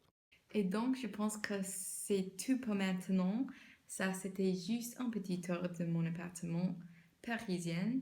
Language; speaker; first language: French; non-native, learner; English